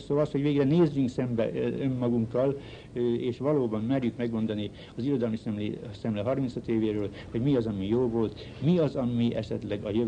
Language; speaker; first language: Hungarian; native; Hungarian